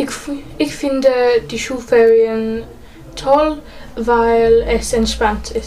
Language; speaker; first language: German; non-native, learner; English